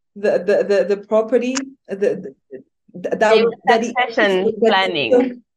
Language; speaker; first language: English; non-native, local second language; Kinyarwanda